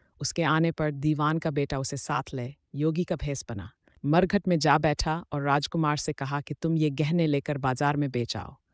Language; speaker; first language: Hindi; native; Hindi